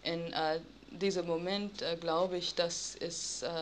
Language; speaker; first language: German; non-native, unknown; English